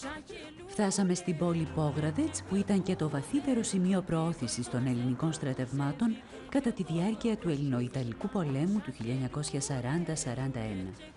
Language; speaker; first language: Greek; native; Greek